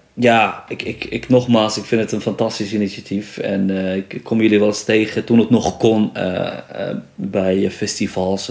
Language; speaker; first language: Dutch; early bilingual, other home language; Riffian